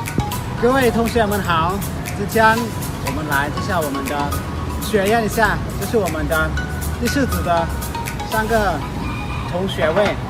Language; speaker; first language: Chinese; non-native, learner; Lao